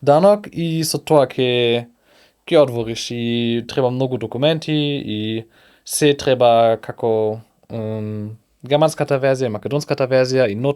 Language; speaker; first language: Macedonian; non-native, learner; German